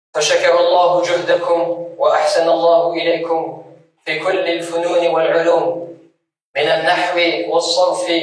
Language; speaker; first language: Arabic; non-native, fluent; French